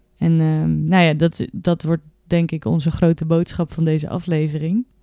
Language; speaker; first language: Dutch; native; Dutch